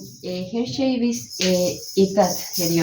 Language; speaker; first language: Turkish; non-native, learner; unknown